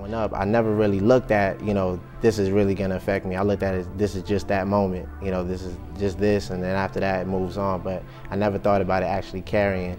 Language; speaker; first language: English; native; English